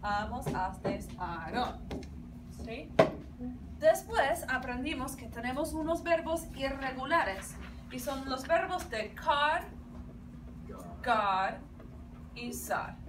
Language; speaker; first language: Spanish; non-native, fluent; English